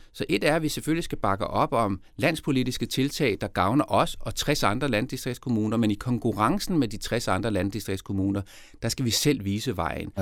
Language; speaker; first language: Danish; native; Danish